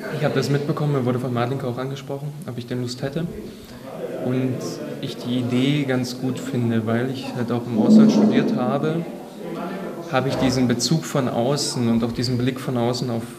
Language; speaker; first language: German; non-native, local second language; Upper Sorbian